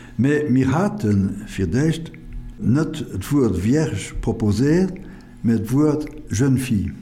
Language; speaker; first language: Luxembourgish; non-native, fluent; French